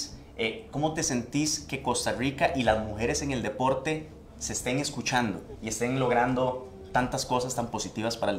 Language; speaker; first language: Spanish; native; Spanish